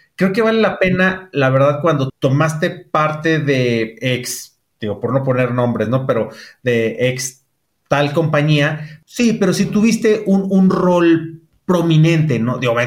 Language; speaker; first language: Spanish; native; Spanish